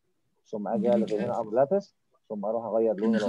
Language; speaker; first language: Arabic; native; Arabic